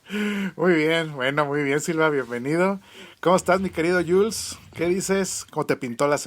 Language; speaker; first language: Spanish; native; Spanish